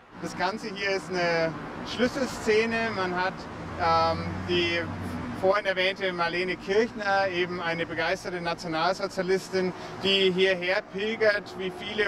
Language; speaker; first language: German; native; German